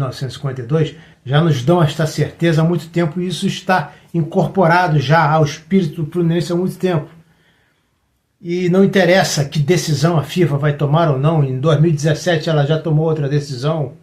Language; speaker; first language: Portuguese; native; Portuguese